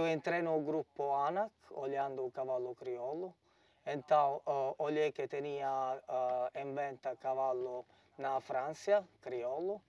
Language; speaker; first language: Portuguese; non-native, learner; Italian